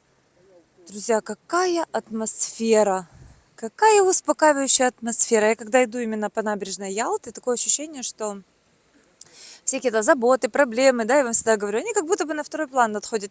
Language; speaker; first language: Russian; native; Russian